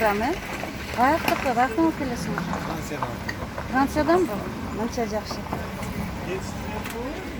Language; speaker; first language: Uzbek; non-native, local second language; Kyrgyz